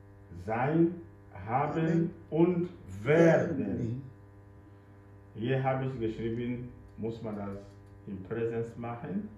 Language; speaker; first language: German; non-native, fluent; French